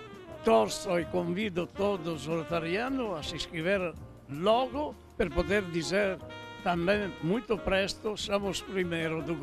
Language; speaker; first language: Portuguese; non-native, fluent; Italian